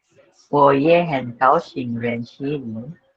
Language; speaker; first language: Chinese; non-native, learner; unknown